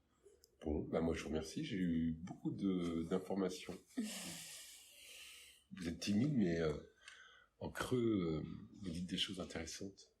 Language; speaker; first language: French; native; French